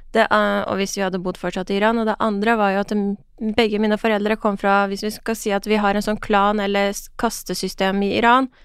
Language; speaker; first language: Norwegian; non-native, fluent; Persian